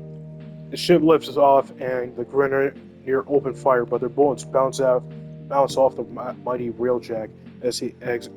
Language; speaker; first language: English; native; English